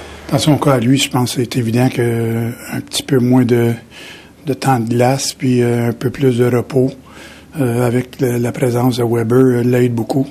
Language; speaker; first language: French; native; French